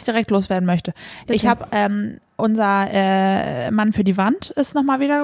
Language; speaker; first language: German; native; German